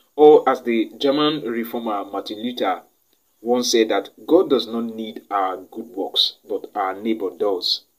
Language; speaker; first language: English; non-native, local second language; Yoruba